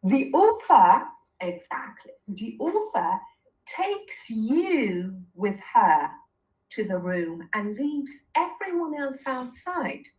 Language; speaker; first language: English; non-native, fluent; Persian